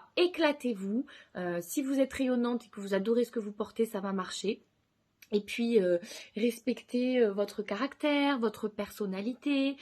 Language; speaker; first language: French; native; French